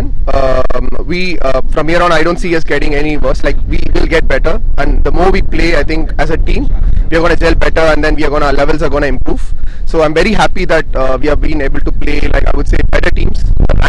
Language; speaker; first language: English; non-native, local second language; Tamil